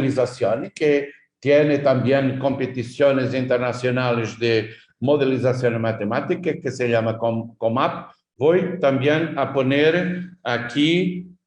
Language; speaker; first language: Spanish; non-native, fluent; Portuguese